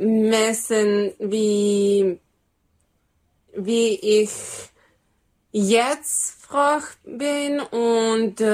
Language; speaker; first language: German; non-native, fluent; Serbian